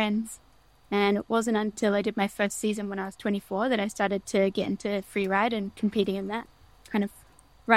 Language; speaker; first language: English; native; English